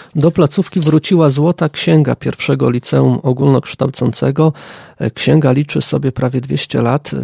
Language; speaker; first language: Polish; native; Polish